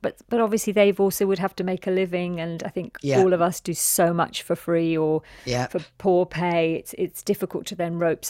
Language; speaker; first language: English; native; English